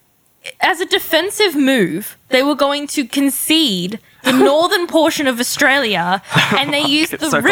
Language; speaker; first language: English; native; English